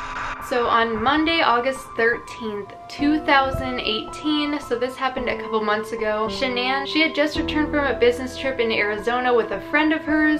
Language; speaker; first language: English; native; English